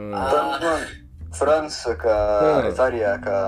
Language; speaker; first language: Japanese; non-native, learner; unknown